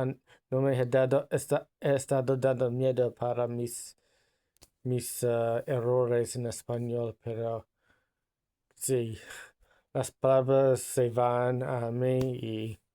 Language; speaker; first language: Spanish; non-native, learner; English